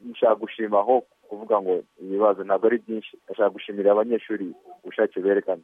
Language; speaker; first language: Kinyarwanda; early bilingual, heritage; Kinyarwanda